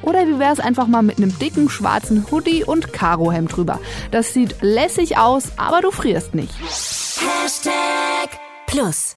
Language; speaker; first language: German; native; German